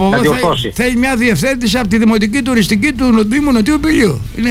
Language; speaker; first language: Greek; native; Greek